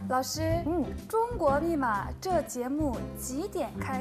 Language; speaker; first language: Chinese; non-native, learner; Korean